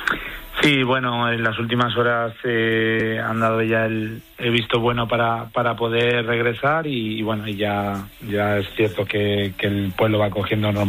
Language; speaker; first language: Spanish; native; Spanish